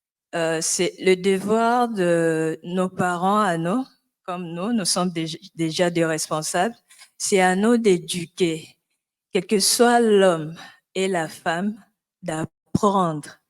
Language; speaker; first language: French; non-native, local second language; Lingala